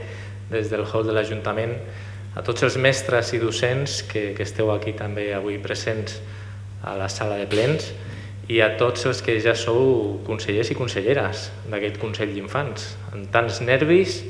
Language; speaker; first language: Catalan; native; Catalan